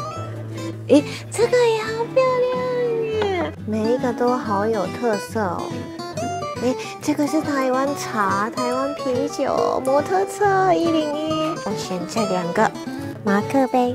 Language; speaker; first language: Chinese; non-native, fluent; Japanese